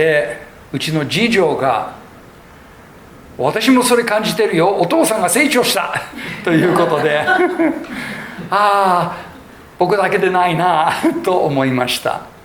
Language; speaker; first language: Japanese; non-native, fluent; English